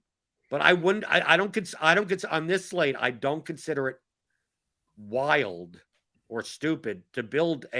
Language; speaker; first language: English; native; English